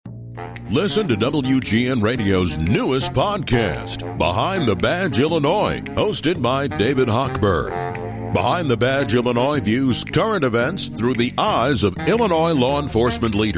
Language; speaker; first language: English; native; English